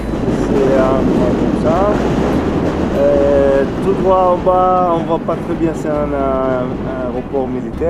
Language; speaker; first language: French; non-native, fluent; Greek